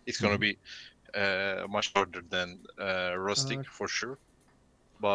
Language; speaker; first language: English; non-native, learner; Turkish